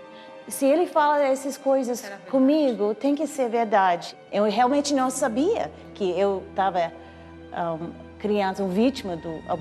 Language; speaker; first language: Portuguese; non-native, learner; English